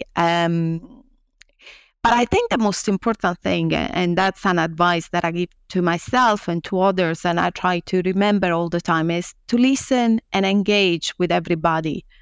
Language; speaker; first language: English; non-native, fluent; Italian